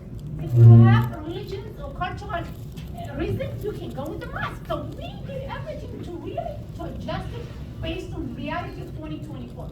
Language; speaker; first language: English; non-native, local second language; Hebrew